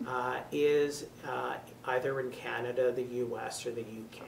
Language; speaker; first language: English; native; English